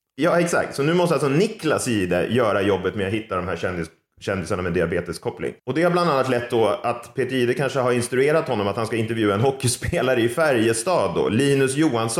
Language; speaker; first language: Swedish; native; Swedish